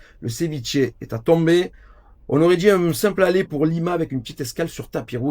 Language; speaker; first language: French; native; French